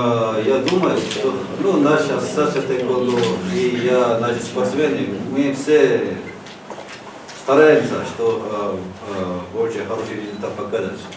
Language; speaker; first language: Russian; non-native, learner; Korean